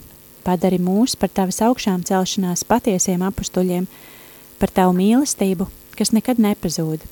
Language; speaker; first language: Latvian; native; Latvian